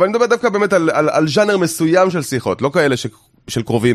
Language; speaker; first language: Hebrew; native; Hebrew